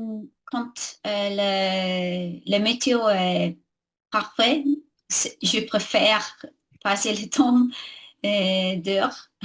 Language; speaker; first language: French; non-native, learner; English